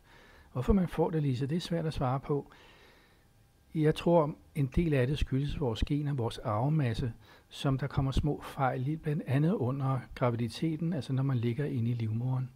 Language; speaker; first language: Danish; native; Danish